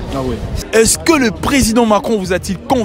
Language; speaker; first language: French; native; French